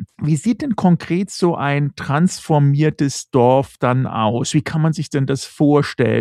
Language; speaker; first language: German; native; German